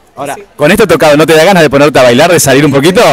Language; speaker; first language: Spanish; native; Spanish